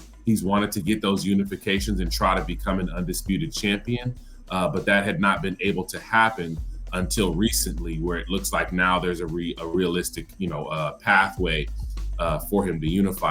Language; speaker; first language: English; native; English